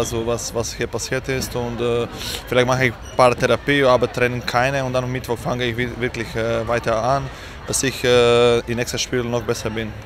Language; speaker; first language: German; non-native, learner; Croatian